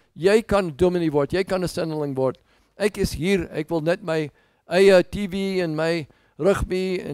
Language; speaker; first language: Dutch; non-native, learner; English